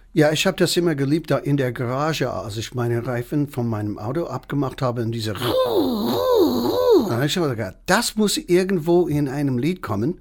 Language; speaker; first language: German; non-native, fluent; English